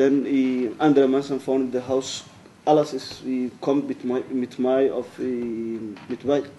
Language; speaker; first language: Dutch; non-native, learner; Somali